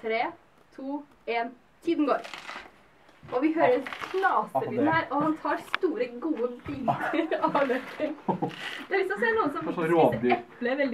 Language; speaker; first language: Norwegian; native; Norwegian